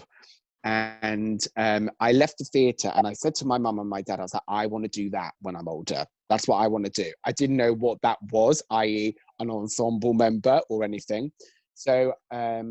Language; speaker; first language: English; native; English